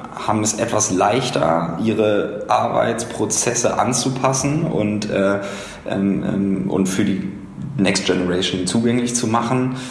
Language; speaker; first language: German; native; German